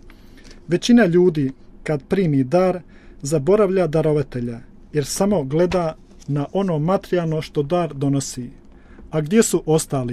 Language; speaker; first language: Croatian; native; Croatian